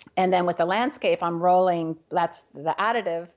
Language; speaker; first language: English; native; English